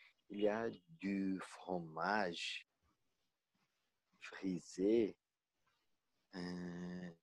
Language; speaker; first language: French; non-native, learner; Portuguese